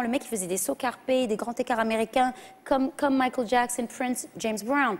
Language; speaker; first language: French; early bilingual, other home language; English